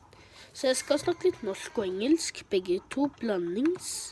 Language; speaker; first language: Norwegian; early bilingual, other home language; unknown